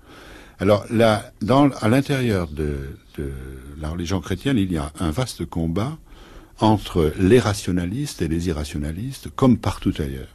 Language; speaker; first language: French; native; French